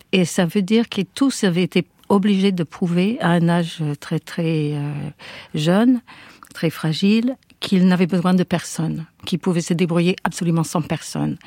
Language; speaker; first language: French; non-native, fluent; English